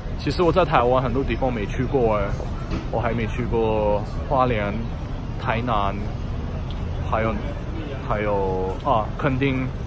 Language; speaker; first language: Chinese; non-native, learner; Cantonese